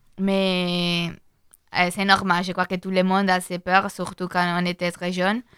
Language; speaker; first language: French; non-native, learner; Italian